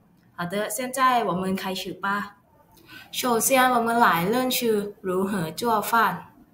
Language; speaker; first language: Chinese; non-native, learner; Thai